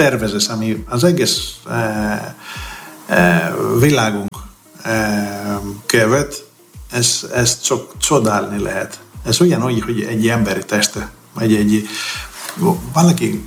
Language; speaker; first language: Hungarian; non-native, learner; Greek